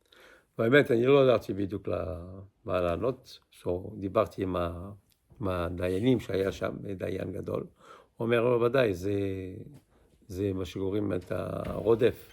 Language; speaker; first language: Hebrew; non-native, fluent; English